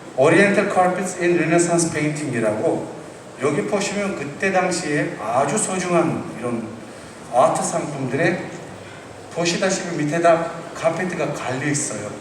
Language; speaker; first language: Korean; non-native, fluent; Turkish